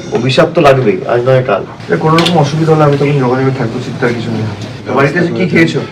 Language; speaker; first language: Bangla; native; Bangla